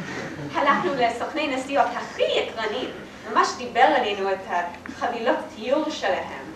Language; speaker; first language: Hebrew; non-native, learner; English